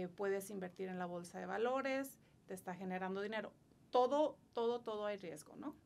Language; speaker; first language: Spanish; native; Spanish